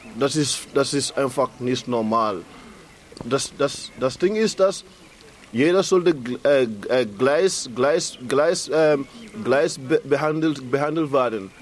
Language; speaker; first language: German; non-native, learner; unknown